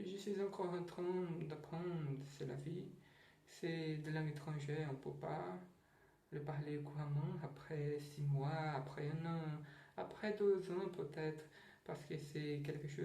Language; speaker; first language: French; non-native, learner; Portuguese